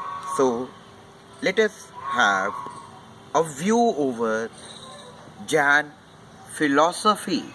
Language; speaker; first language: English; non-native, local second language; Hindi